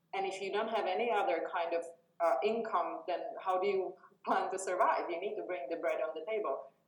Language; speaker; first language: English; non-native, fluent; Czech